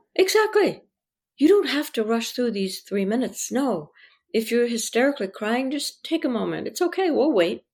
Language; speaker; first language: English; early bilingual, other home language; French